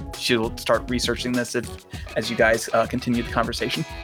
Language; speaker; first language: English; native; English